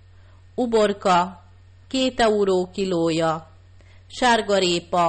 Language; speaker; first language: Hungarian; native; Hungarian